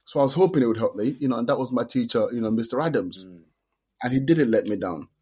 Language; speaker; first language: English; non-native, local second language; Yoruba